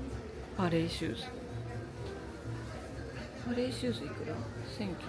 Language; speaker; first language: Japanese; native; Japanese